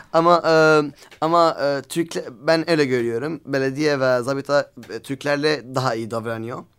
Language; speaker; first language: Turkish; non-native, learner; Arabic